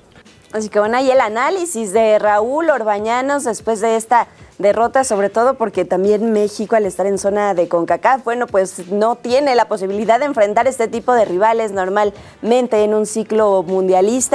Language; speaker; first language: Spanish; native; Spanish